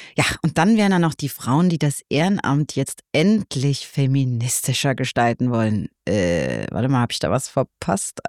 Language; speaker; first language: German; native; German